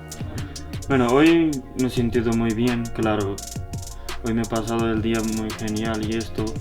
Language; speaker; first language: Spanish; non-native, learner; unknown